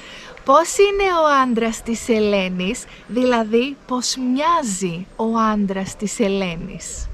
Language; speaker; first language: Greek; native; Greek